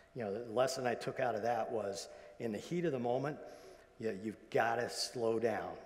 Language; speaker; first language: English; native; English